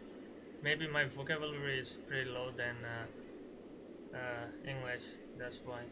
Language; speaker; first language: English; non-native, learner; Bangla